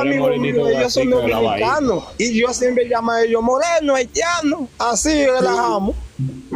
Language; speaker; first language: Spanish; non-native, learner; Haitian Creole